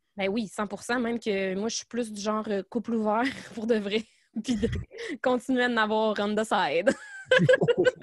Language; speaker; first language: French; native; French